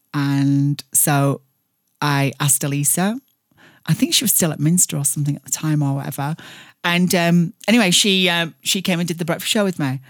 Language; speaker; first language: English; native; English